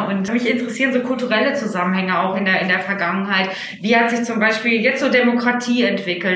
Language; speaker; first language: German; native; German